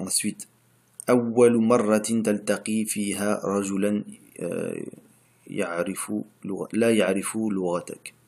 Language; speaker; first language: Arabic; non-native, fluent; French